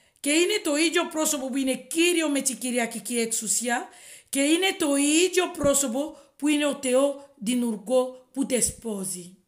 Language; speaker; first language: Greek; non-native, fluent; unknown